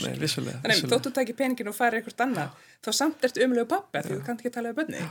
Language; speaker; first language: Icelandic; non-native, fluent; English